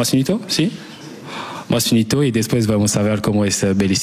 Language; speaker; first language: Spanish; non-native, learner; French